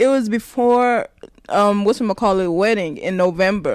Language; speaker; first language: English; non-native, local second language; Rundi